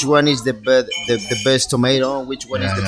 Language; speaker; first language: English; non-native, fluent; Spanish